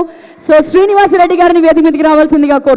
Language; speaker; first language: Telugu; native; Telugu